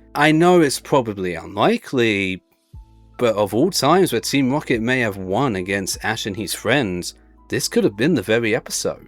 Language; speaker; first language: English; native; English